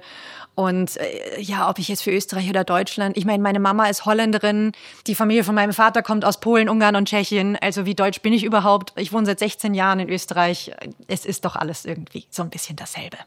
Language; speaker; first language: German; native; German